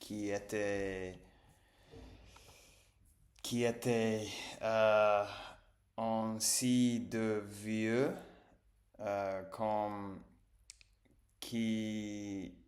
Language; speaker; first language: French; non-native, learner; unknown